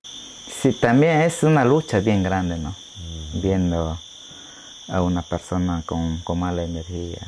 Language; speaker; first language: Spanish; non-native, local second language; Shipibo-Conibo